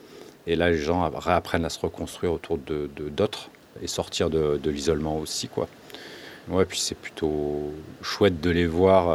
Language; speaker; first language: French; native; French